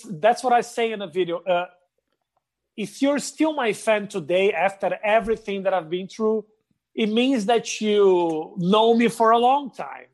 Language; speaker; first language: English; non-native, fluent; Portuguese